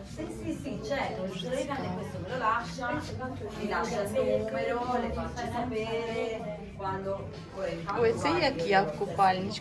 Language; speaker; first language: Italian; non-native, learner; Ukrainian